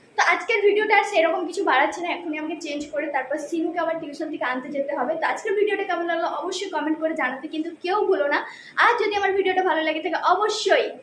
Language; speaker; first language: Bangla; non-native, local second language; Santali